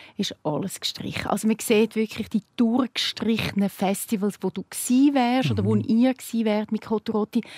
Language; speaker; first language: German; native; German